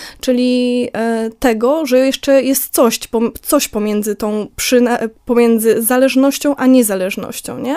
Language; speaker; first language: Polish; native; Polish